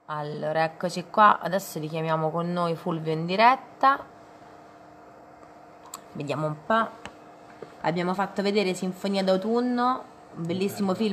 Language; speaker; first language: Italian; native; Italian